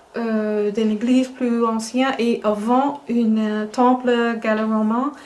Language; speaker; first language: French; non-native, fluent; English